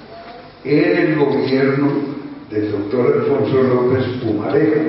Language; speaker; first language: Spanish; native; Spanish